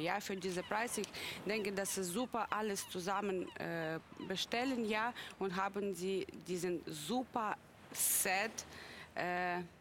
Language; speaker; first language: German; non-native, learner; Russian